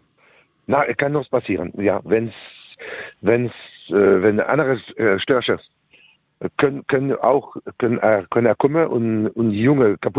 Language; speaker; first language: German; non-native, learner; French